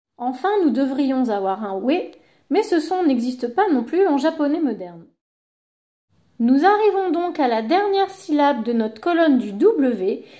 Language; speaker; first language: French; native; French